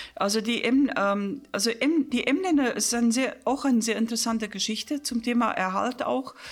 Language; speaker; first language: German; non-native, fluent; Afrikaans